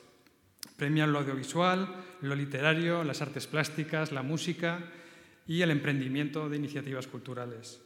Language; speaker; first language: Spanish; native; Spanish